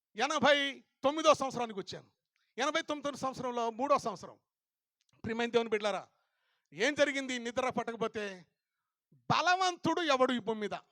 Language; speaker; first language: Telugu; non-native, local second language; Lambadi